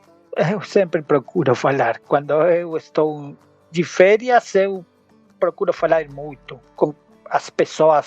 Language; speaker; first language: Portuguese; non-native, learner; Spanish